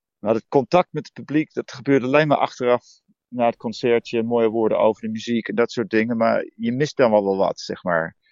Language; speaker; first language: Dutch; early bilingual, heritage; Dutch